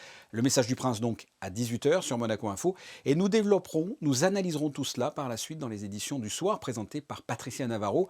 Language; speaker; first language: French; native; French